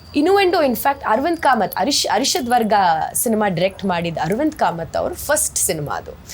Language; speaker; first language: Kannada; non-native, local second language; Tamil